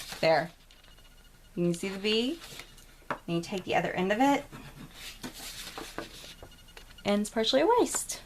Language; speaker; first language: English; native; English